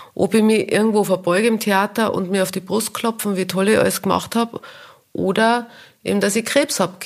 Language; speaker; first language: German; native; German